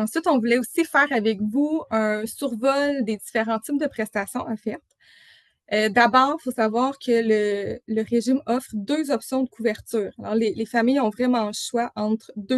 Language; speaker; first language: French; native; French